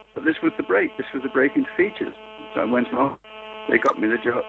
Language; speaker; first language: English; native; English